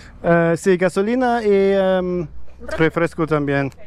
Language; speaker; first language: Spanish; non-native, learner; German